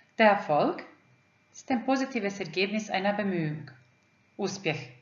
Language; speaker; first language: German; non-native, fluent; Croatian